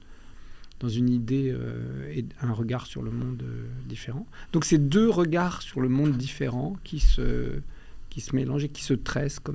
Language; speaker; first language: French; early bilingual, other home language; Albanian